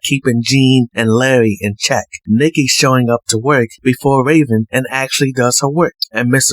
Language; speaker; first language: English; native; English